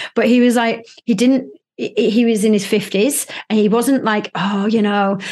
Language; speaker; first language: English; native; English